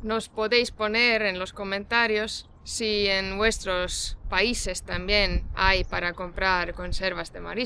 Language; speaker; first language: Spanish; non-native, fluent; Estonian